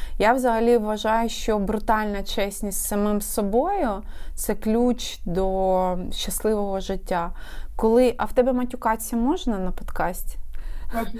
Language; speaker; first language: Ukrainian; non-native, local second language; Russian